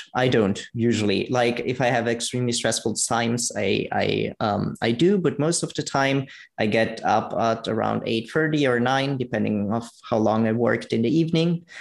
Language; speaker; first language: English; non-native, fluent; Italian